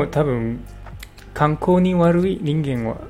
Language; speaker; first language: Japanese; non-native, learner; English